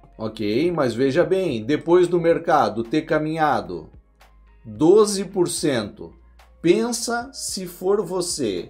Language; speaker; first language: Portuguese; native; Portuguese